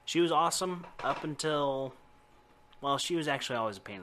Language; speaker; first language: English; native; English